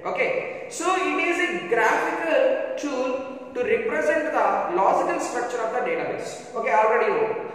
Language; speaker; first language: English; non-native, local second language; Telugu